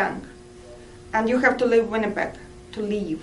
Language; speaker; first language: English; non-native, fluent; Russian